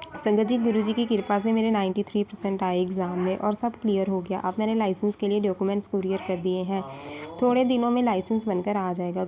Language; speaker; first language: Hindi; non-native, local second language; Punjabi